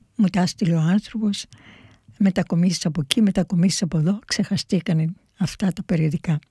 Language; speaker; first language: Greek; native; Greek